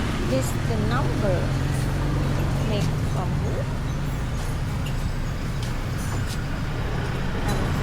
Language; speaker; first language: English; non-native, learner; Thai